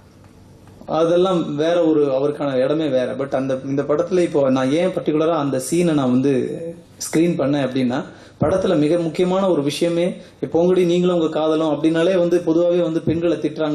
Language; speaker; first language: Tamil; native; Tamil